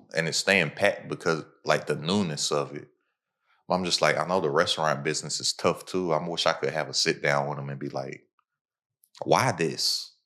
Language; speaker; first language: English; native; English